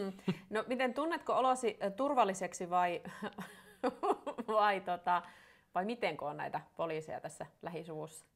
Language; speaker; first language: Finnish; native; Finnish